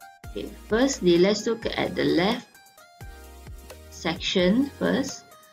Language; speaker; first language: English; non-native, local second language; Malay